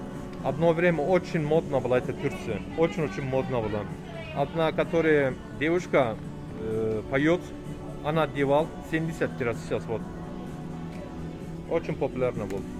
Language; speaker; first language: Russian; non-native, learner; Turkish